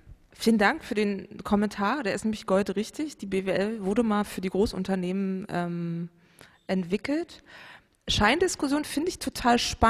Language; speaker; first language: German; native; German